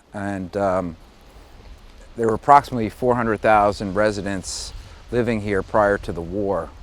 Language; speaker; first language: English; native; English